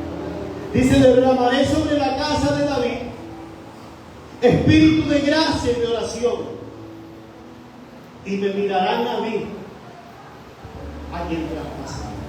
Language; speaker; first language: Spanish; native; Spanish